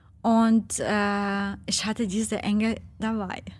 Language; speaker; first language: German; non-native, fluent; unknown